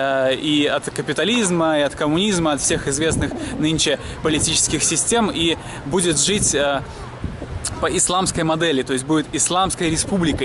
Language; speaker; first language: Russian; native; Russian